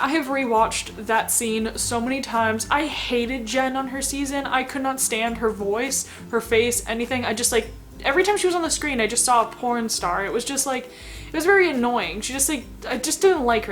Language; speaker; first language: English; native; English